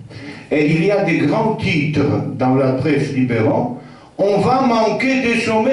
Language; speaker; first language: French; non-native, fluent; Polish